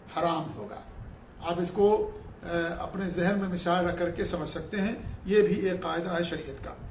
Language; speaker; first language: Urdu; native; Urdu